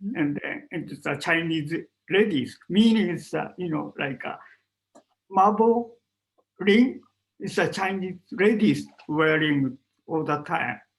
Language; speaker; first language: English; non-native, learner; Japanese